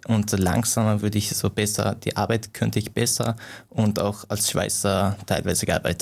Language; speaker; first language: German; non-native, fluent; Persian